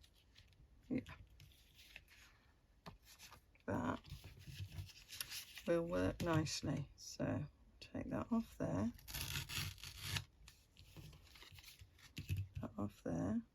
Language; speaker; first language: English; native; English